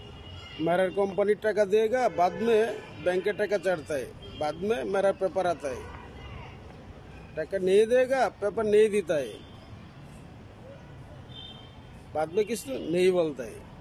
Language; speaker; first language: Hindi; non-native, learner; Bangla